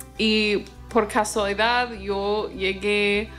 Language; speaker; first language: Spanish; non-native, fluent; English